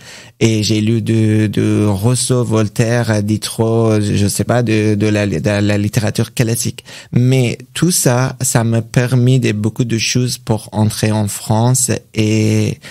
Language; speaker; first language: French; non-native, learner; Persian